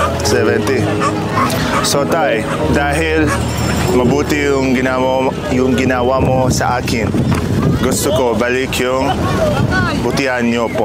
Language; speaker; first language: Filipino; non-native, learner; Arabic